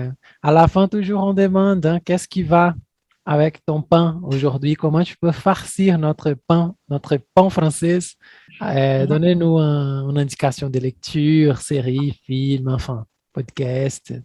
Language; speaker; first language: French; non-native, fluent; Portuguese